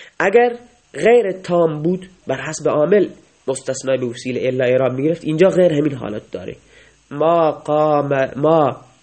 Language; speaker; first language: Persian; native; Persian